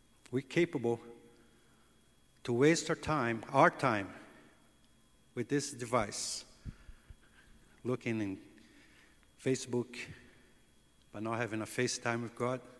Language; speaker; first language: English; non-native, fluent; Portuguese